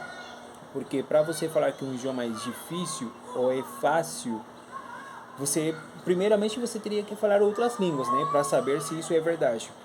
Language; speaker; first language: Portuguese; non-native, fluent; Spanish